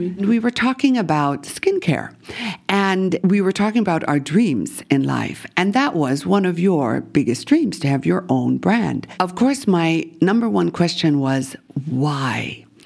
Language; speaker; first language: English; native; English